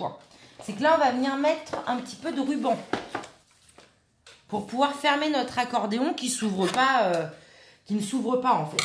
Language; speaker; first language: French; native; French